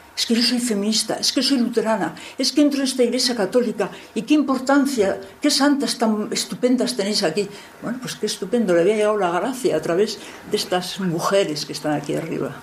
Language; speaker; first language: Spanish; native; Spanish